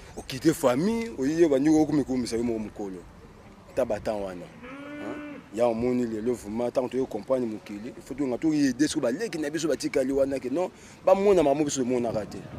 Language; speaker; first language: Lingala; native; Lingala